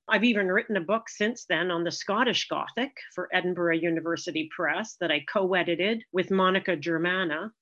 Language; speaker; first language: English; native; English